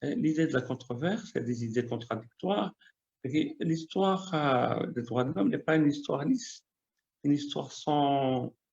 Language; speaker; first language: French; non-native, local second language; Arabic